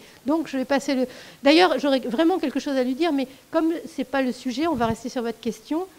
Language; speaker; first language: French; native; French